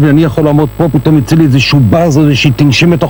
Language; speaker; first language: Hebrew; native; Hebrew